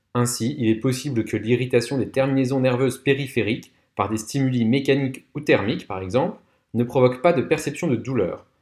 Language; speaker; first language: French; native; French